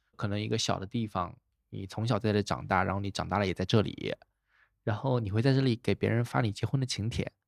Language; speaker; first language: Chinese; native; Chinese